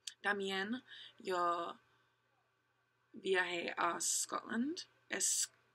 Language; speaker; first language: Spanish; non-native, learner; English